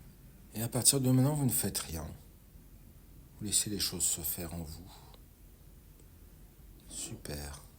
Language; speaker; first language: French; native; French